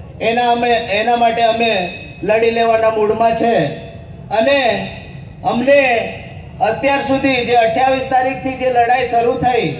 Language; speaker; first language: Gujarati; non-native, local second language; Kukna